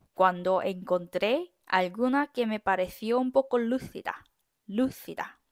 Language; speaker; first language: Spanish; non-native, fluent; Korean